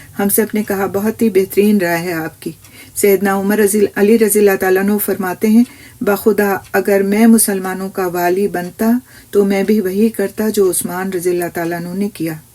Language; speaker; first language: Urdu; native; Urdu